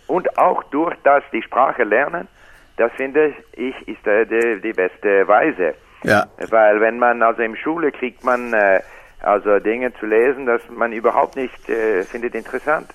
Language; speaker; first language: German; non-native, learner; English